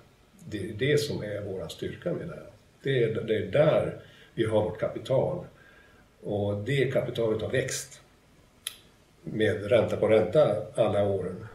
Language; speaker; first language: Swedish; native; Swedish